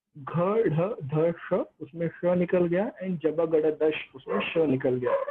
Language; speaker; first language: Hindi; non-native, local second language; Marathi